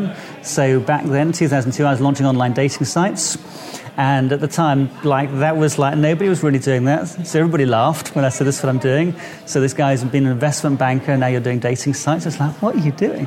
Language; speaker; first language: English; native; English